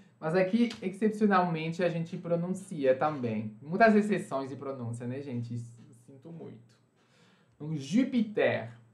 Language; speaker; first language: Portuguese; non-native, fluent; French